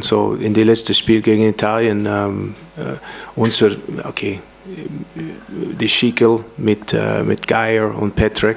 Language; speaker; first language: German; non-native, learner; English